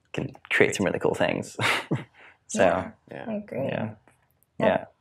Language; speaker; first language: English; native; English